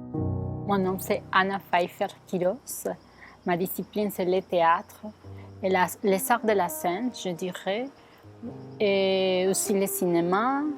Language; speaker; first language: French; non-native, fluent; Spanish